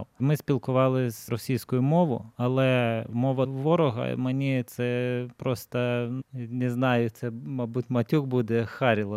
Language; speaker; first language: Ukrainian; non-native, learner; Lithuanian